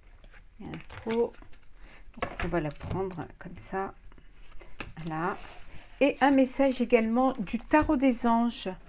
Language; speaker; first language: French; native; French